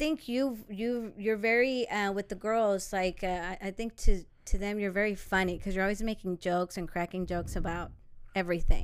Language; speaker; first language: English; early bilingual, other home language; Spanish